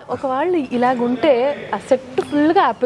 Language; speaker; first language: Telugu; non-native, learner; Kannada